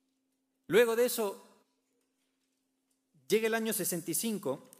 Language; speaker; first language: Spanish; native; Spanish